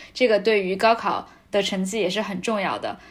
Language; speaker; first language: Chinese; native; Chinese